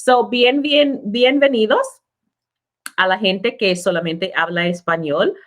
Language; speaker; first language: Spanish; non-native, learner; English